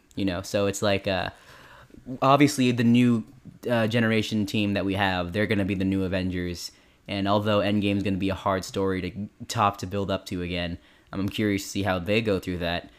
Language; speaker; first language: English; early bilingual, other home language; Filipino